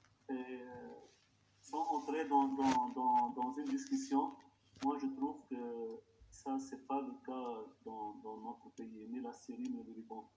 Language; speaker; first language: French; non-native, local second language; Arabic